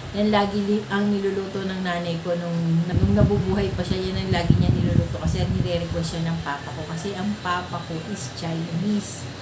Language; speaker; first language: Filipino; native; Filipino